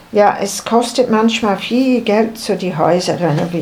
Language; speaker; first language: German; non-native, learner; English